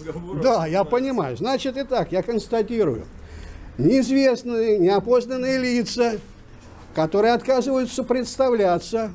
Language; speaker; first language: Russian; native; Russian